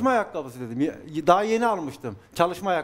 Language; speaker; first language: Turkish; native; Turkish